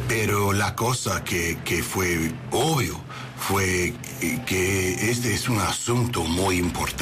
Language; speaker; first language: Spanish; non-native, learner; English